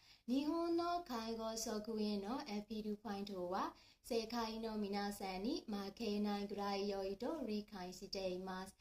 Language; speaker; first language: Japanese; non-native, learner; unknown